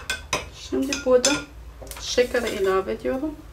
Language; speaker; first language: Turkish; non-native, fluent; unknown